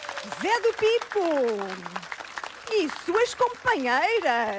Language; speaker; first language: Portuguese; native; Portuguese